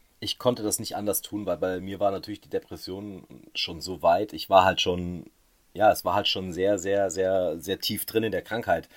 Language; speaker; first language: German; native; German